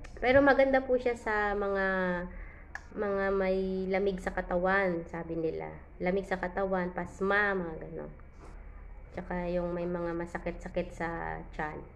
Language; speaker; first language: Filipino; non-native, local second language; Iloko